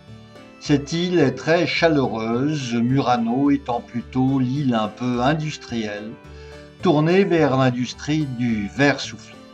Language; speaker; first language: French; native; French